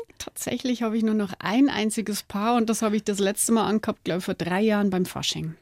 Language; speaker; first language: German; native; German